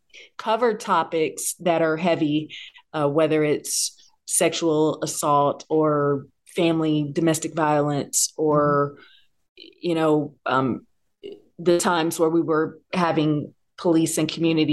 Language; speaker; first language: English; native; English